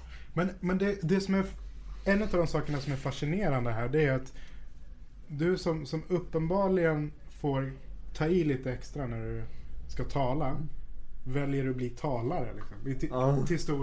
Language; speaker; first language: Swedish; native; Swedish